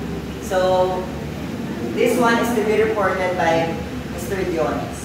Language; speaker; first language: English; non-native, local second language; Filipino